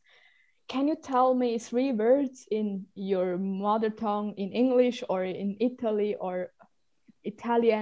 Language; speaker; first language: English; non-native, learner; Swiss German